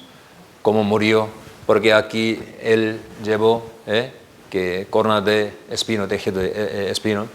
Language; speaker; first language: Spanish; non-native, learner; Korean